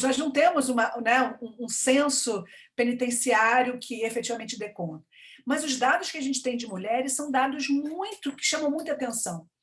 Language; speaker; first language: Portuguese; native; Portuguese